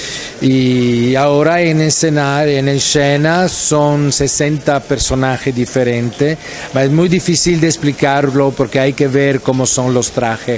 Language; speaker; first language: Spanish; non-native, fluent; Italian